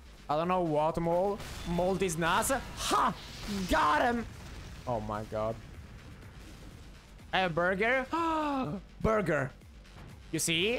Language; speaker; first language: English; non-native, fluent; Italian